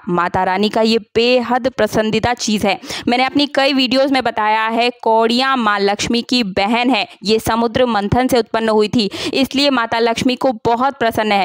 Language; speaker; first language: Hindi; native; Hindi